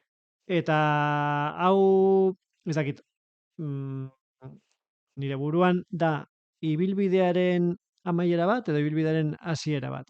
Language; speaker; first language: Basque; native; Basque